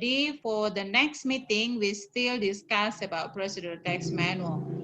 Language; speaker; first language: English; non-native, fluent; Indonesian